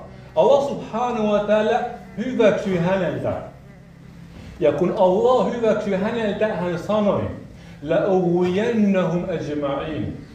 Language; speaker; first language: Finnish; non-native, fluent; Arabic